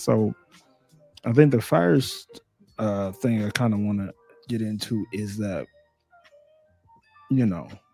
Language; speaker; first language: English; native; English